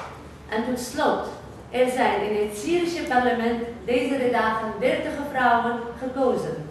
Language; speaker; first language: Dutch; non-native, fluent; Arabic